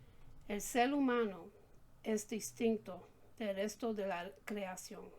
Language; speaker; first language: Spanish; native; Spanish